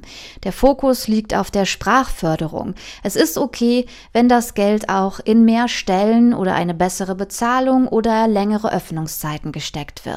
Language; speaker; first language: German; native; German